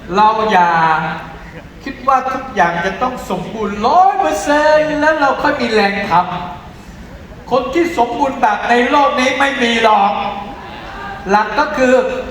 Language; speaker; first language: Thai; native; Thai